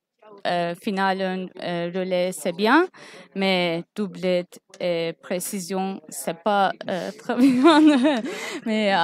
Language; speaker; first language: French; non-native, learner; Turkish